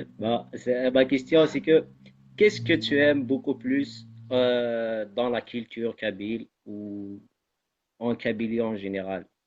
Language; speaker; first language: French; non-native, local second language; Kabyle